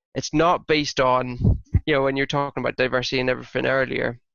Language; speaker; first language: English; native; English